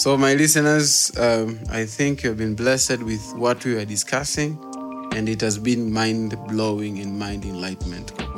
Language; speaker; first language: English; non-native, local second language; Swahili